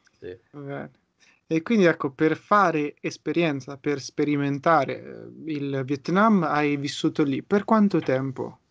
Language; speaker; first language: Italian; native; Italian